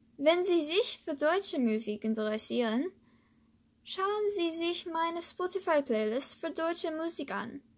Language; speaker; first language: German; non-native, learner; English